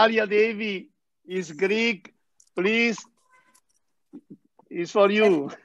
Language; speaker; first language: English; non-native, fluent; Italian